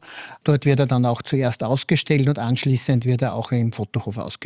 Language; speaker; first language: German; native; German